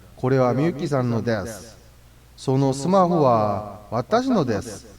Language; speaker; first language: Japanese; non-native, learner; Korean